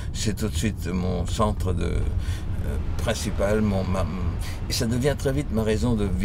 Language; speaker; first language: French; early bilingual, other home language; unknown